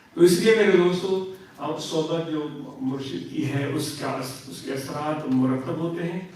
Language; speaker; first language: Urdu; non-native, local second language; Sindhi